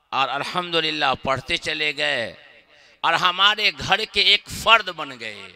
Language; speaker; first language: Hindi; native; Hindi